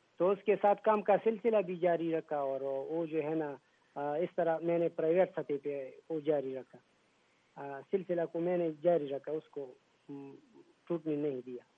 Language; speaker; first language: Urdu; non-native, local second language; Pashto